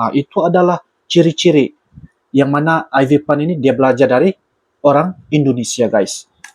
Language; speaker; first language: Malay; native; Malay